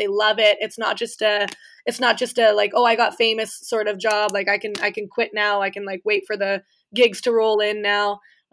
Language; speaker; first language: English; native; English